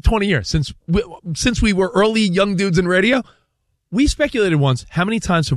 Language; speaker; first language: English; native; English